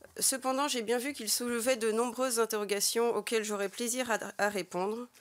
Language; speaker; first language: French; native; French